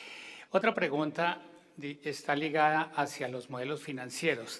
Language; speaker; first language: Spanish; native; Spanish